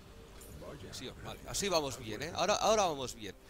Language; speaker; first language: Spanish; native; Spanish